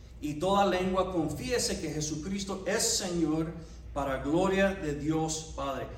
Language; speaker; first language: Spanish; non-native, fluent; English